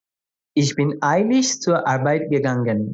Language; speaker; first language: German; non-native, fluent; Bangla